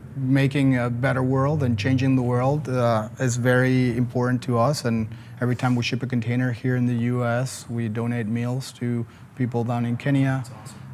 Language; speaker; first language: English; non-native, fluent; Spanish